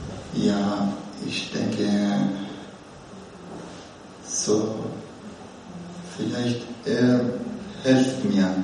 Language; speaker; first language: German; non-native, learner; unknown